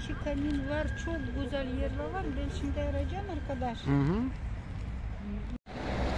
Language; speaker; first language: Turkish; non-native, learner; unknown